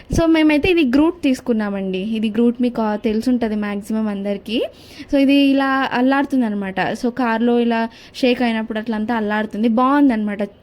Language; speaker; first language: Telugu; non-native, local second language; Kannada